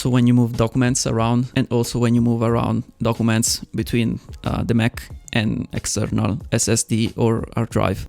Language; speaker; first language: English; non-native, fluent; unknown